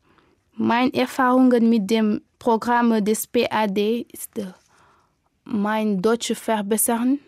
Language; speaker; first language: German; non-native, learner; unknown